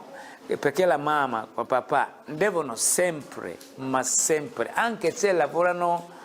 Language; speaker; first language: Italian; non-native, fluent; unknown